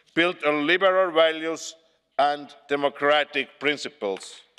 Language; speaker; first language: English; non-native, fluent; Estonian